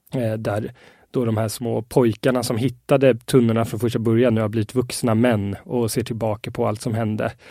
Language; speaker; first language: Swedish; native; Swedish